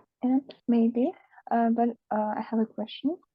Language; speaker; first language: English; non-native, learner; Russian